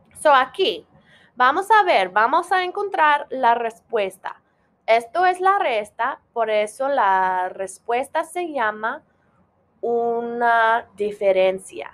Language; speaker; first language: Spanish; non-native, fluent; English